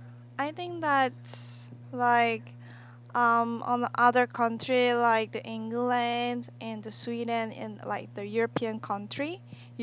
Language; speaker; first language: English; non-native, learner; Korean